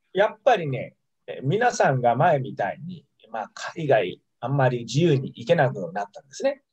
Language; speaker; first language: Japanese; non-native, fluent; Italian